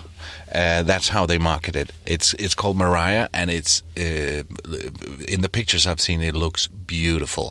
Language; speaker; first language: English; non-native, fluent; Danish